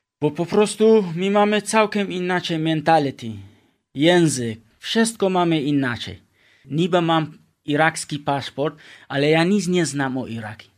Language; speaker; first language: Polish; non-native, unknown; Kurdish